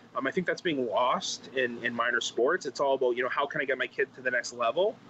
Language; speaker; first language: English; native; English